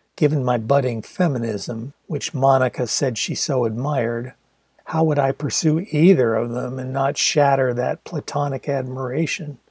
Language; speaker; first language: English; native; English